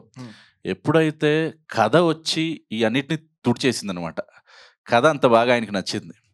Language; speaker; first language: Telugu; native; Telugu